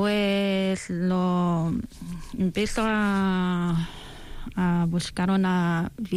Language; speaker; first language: Spanish; non-native, learner; Arabic